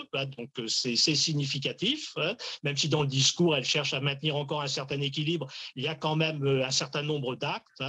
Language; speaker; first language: French; native; French